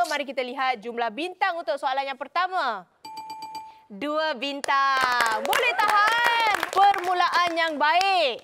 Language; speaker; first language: Malay; native; Malay